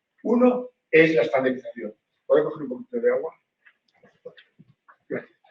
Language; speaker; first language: Spanish; native; Spanish